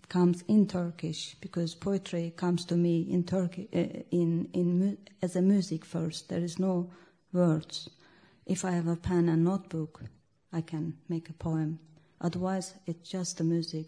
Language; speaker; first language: English; non-native, fluent; Turkish